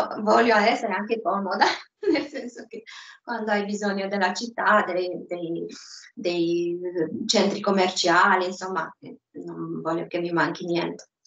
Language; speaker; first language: Italian; non-native, fluent; Romanian